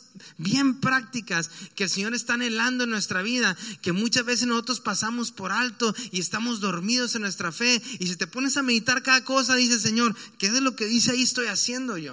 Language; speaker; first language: Spanish; native; Spanish